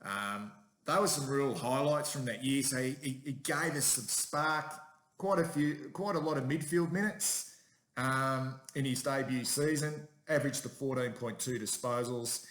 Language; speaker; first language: English; native; English